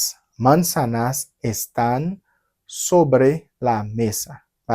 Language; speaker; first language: Spanish; non-native, fluent; Haitian Creole